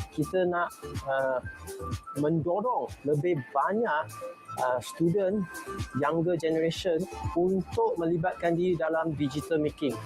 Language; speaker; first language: Malay; non-native, local second language; Chinese